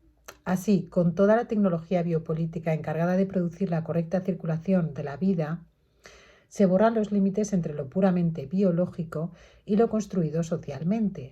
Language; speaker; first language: Spanish; native; Spanish